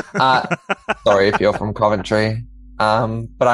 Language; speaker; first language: English; native; English